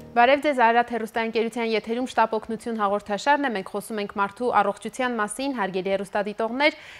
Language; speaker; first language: Armenian; native; Armenian